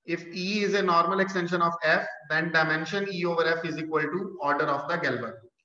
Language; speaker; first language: English; non-native, local second language; Punjabi